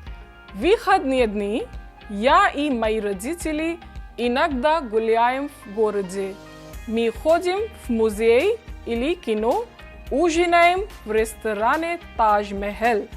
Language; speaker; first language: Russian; non-native, fluent; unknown